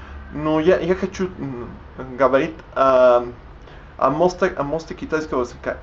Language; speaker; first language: Russian; non-native, learner; Spanish